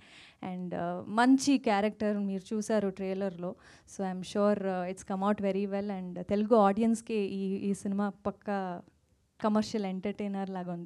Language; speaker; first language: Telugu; non-native, local second language; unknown